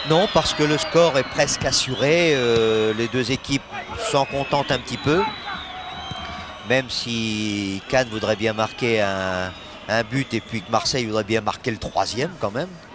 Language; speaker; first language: French; native; French